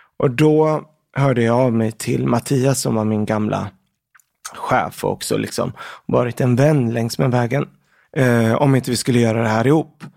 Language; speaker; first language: Swedish; early bilingual, other home language; Arabic